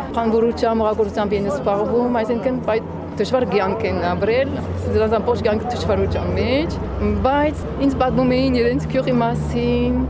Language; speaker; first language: Armenian; early bilingual, heritage; Armenian